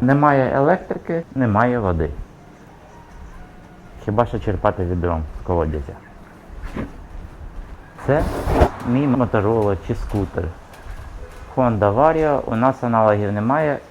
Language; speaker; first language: Ukrainian; native; Ukrainian